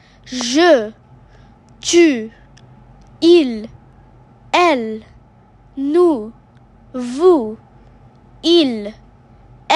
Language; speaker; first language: French; non-native, learner; Bangla